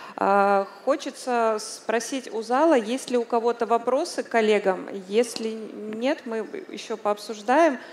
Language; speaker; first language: Russian; native; Russian